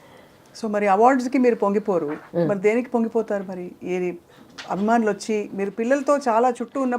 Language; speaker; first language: Telugu; native; Telugu